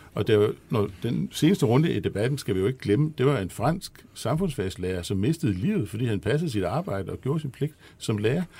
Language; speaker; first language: Danish; native; Danish